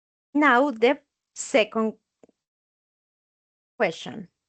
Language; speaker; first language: English; non-native, learner; Spanish